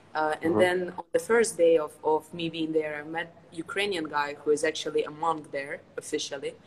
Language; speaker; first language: English; non-native, fluent; Ukrainian